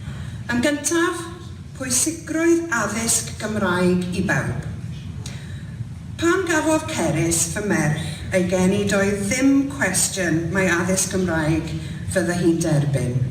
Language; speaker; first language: Welsh; non-native, local second language; English